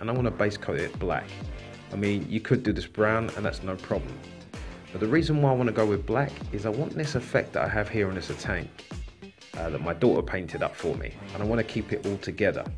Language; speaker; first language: English; native; English